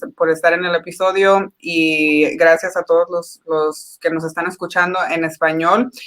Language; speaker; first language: Spanish; early bilingual, heritage; Spanish